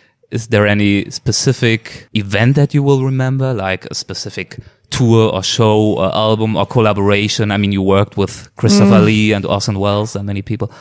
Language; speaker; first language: English; non-native, fluent; German